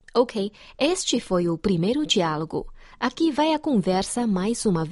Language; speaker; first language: Portuguese; non-native, fluent; Chinese